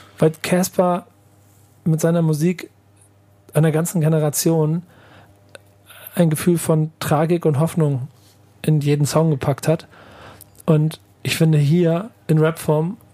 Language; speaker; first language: German; native; German